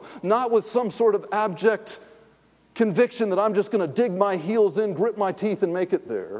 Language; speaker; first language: English; native; English